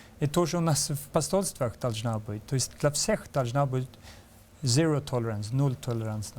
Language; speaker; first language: Russian; non-native, fluent; Swedish